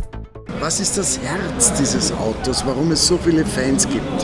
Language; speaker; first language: German; native; German